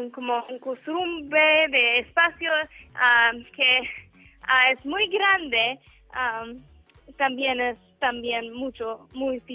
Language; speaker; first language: Spanish; non-native, learner; English